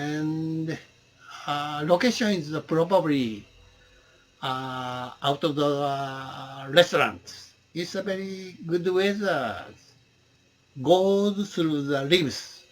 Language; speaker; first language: English; non-native, learner; Japanese